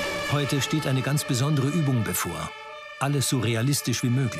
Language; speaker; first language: German; native; German